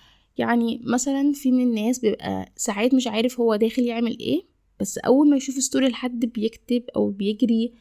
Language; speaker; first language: Arabic; native; Arabic